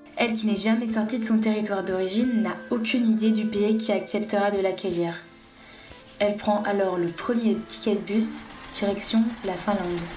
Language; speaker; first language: French; native; French